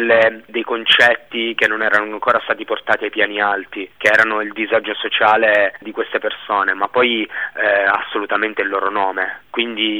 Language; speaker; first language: Italian; native; Italian